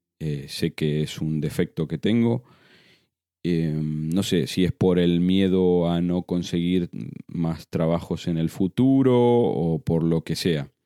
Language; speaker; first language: Spanish; native; Spanish